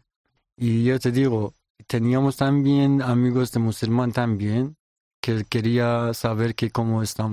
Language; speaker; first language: Spanish; non-native, learner; Persian